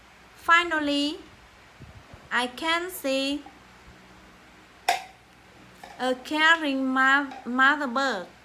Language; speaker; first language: English; non-native, learner; Vietnamese